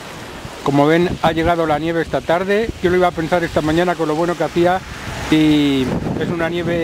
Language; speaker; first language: Spanish; native; Spanish